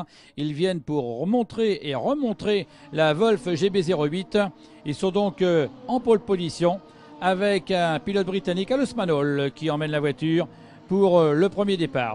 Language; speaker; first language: French; native; French